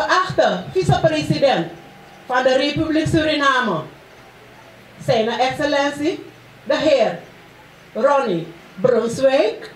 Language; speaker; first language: Dutch; non-native, local second language; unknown